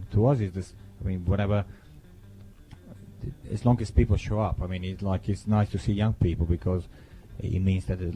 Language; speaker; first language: English; non-native, fluent; Italian